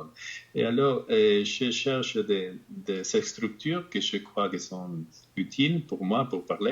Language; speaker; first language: French; non-native, fluent; Spanish